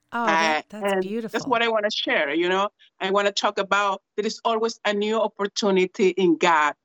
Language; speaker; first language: English; non-native, fluent; Spanish